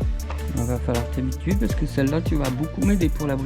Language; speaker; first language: French; native; French